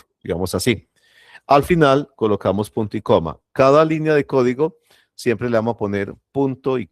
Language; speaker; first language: Spanish; native; Spanish